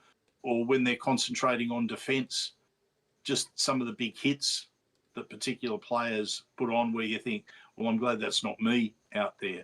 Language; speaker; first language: English; native; English